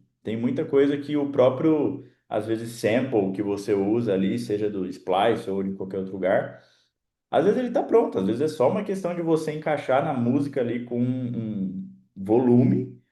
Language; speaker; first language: Portuguese; native; Portuguese